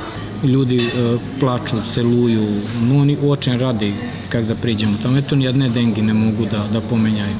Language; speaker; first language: Russian; non-native, learner; Serbian